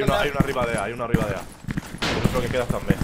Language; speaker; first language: Spanish; native; Spanish